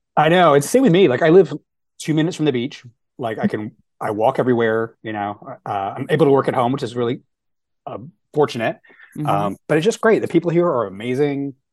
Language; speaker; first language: English; native; English